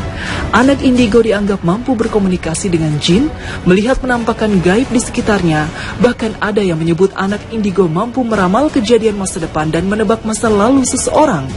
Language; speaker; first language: Indonesian; native; Indonesian